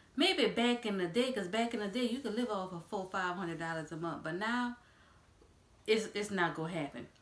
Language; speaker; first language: English; native; English